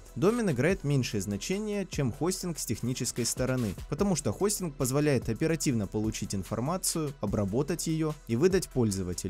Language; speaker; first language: Russian; native; Russian